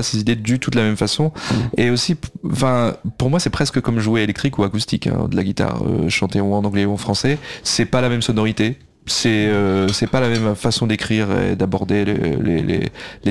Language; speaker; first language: French; native; French